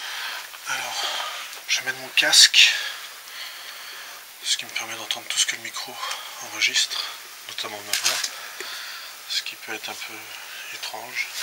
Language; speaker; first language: French; native; French